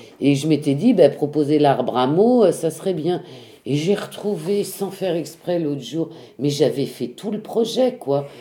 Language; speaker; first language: French; native; French